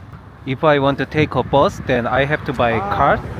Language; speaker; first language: English; non-native, learner; Korean